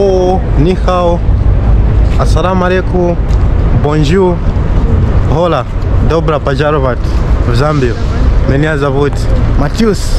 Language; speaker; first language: Russian; non-native, fluent; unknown